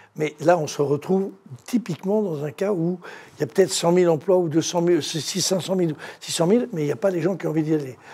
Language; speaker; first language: French; native; French